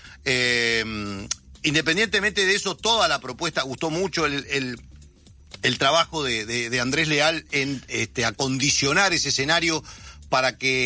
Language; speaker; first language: Spanish; native; Spanish